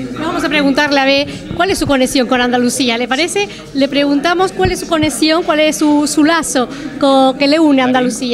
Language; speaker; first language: Spanish; native; Spanish